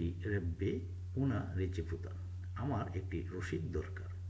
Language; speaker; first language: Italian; non-native, fluent; Bangla